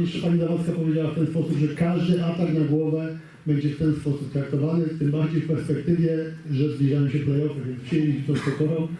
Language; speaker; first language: Polish; native; Polish